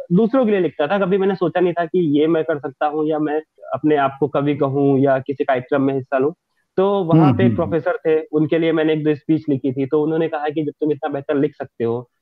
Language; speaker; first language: Hindi; native; Hindi